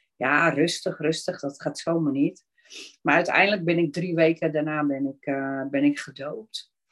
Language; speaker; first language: Dutch; native; Dutch